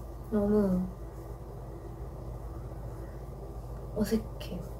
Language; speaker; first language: Korean; non-native, fluent; Japanese